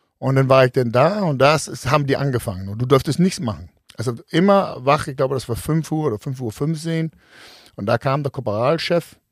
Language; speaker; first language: German; non-native, fluent; Danish